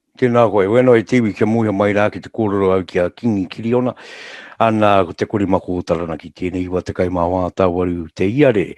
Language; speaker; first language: Māori; native; Māori